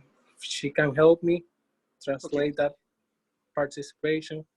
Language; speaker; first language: English; non-native, learner; Spanish